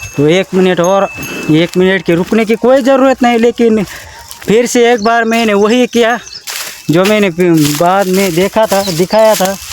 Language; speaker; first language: Hindi; non-native, local second language; Marathi